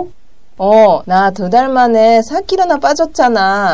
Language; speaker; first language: Korean; non-native, learner; Japanese